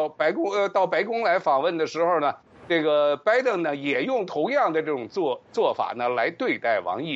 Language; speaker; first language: Chinese; native; Chinese